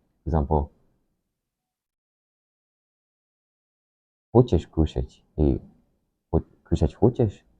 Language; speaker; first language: Russian; non-native, learner; Japanese